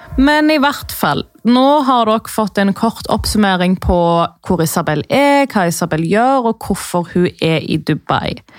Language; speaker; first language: Norwegian; early bilingual, other home language; Arabic